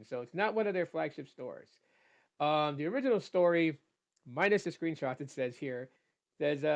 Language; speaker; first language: English; native; English